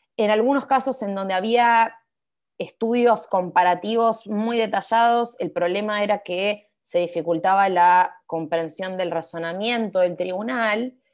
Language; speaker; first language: Spanish; native; Spanish